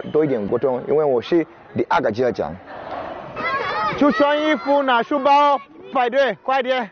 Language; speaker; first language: Chinese; non-native, fluent; English